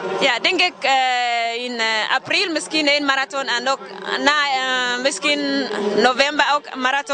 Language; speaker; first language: Dutch; non-native, learner; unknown